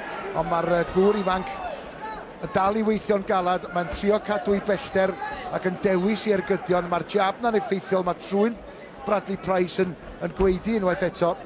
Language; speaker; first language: Welsh; native; Welsh